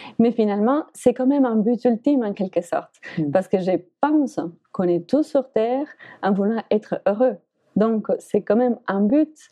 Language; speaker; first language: French; non-native, fluent; Spanish